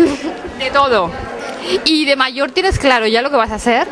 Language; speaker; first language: Spanish; native; Spanish